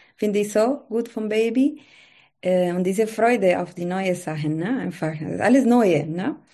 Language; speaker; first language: German; non-native, learner; Spanish